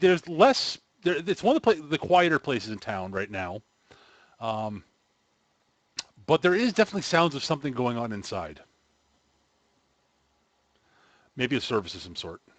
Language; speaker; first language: English; native; English